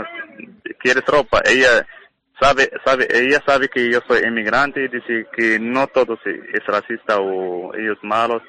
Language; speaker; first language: Spanish; non-native, learner; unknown